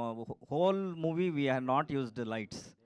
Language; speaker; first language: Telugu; non-native, learner; Kannada